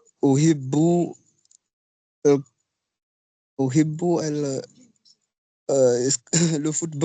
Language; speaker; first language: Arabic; non-native, learner; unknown